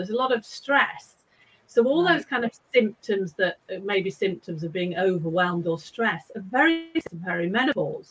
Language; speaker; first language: English; native; English